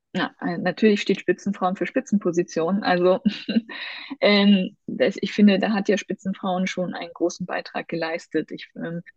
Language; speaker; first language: German; native; German